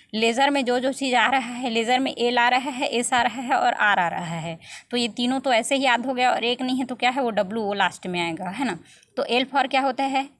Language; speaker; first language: Hindi; non-native, local second language; Chhattisgarhi